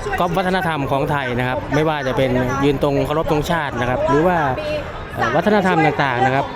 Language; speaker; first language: Thai; native; Thai